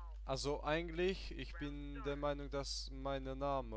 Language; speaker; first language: German; early bilingual, other home language; Hungarian